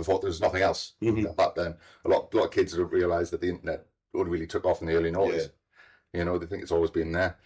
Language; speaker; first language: English; native; English